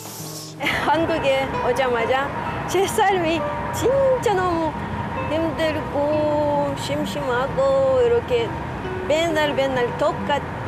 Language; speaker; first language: Korean; non-native, learner; Russian